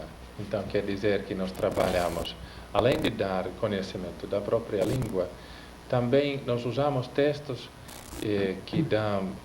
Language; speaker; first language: Portuguese; non-native, fluent; Finnish